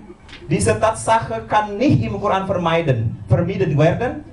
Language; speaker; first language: German; non-native, learner; Indonesian